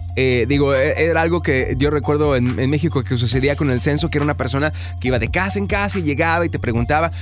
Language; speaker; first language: Spanish; native; Spanish